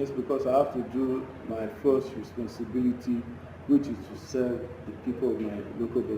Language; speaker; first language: English; non-native, local second language; Yoruba